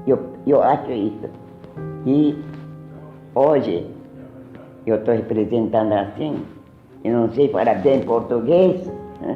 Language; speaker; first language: Portuguese; early bilingual, heritage; Japanese